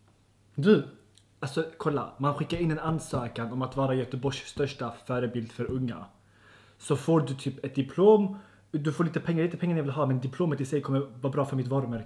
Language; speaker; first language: Swedish; native; Swedish